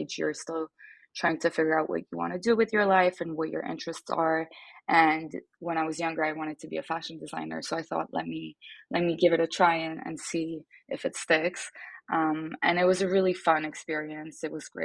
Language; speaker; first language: English; non-native, fluent; French